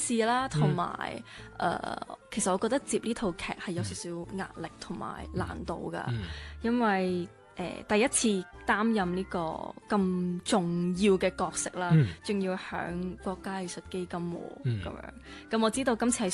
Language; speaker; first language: Cantonese; native; Cantonese